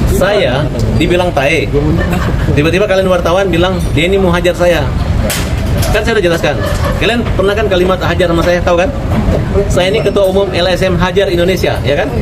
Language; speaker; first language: Indonesian; native; Indonesian